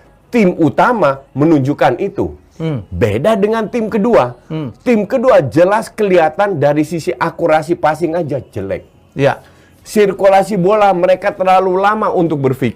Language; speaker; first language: Indonesian; native; Indonesian